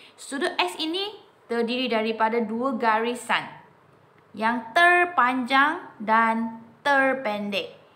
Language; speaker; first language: Malay; non-native, local second language; Chinese